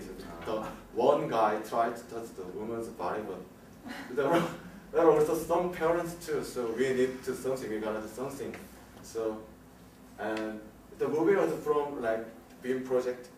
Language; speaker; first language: English; non-native, learner; Korean